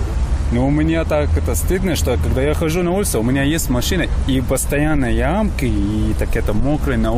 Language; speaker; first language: Russian; non-native, learner; Greek